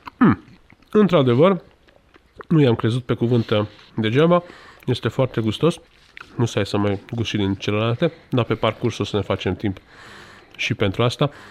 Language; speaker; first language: Romanian; non-native, local second language; Hungarian